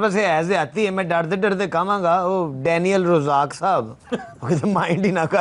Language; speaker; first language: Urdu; non-native, local second language; Punjabi